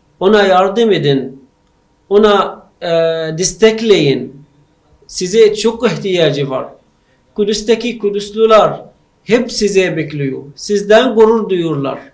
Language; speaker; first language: Turkish; non-native, learner; Arabic